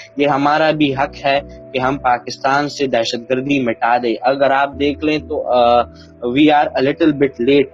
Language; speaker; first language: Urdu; non-native, local second language; Pashto